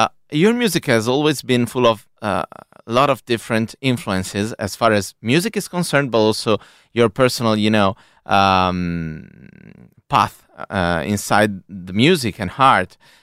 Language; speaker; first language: English; non-native, fluent; Italian